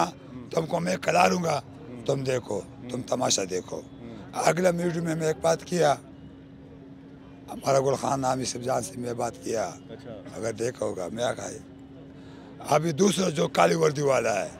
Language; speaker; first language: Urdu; non-native, local second language; Pashto